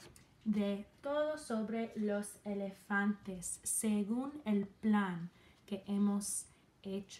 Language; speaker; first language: Spanish; non-native, fluent; English